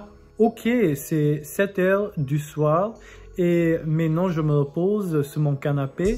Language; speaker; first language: French; non-native, fluent; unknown